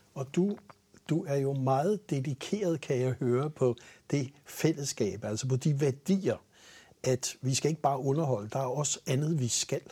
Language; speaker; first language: Danish; native; Danish